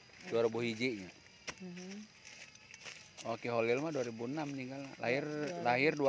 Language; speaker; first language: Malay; non-native, local second language; Sundanese